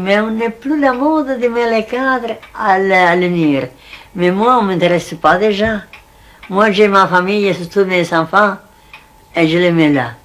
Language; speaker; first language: French; non-native, learner; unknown